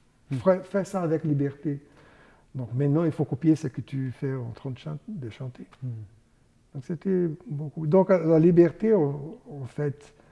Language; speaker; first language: French; non-native, fluent; Portuguese